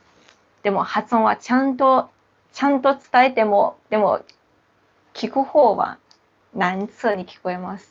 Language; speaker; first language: Japanese; non-native, local second language; Chinese